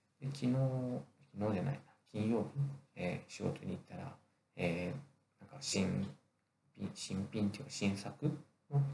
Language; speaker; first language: Japanese; native; Japanese